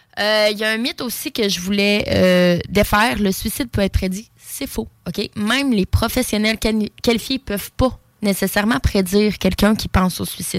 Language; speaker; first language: French; native; French